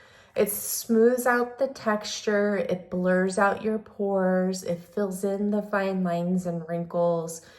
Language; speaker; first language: English; native; English